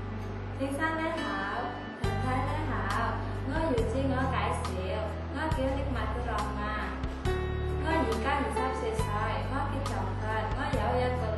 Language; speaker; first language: Cantonese; non-native, learner; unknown